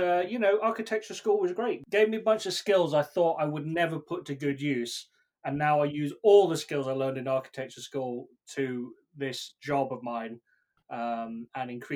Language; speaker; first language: English; native; English